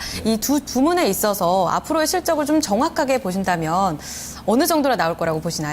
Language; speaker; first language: Korean; native; Korean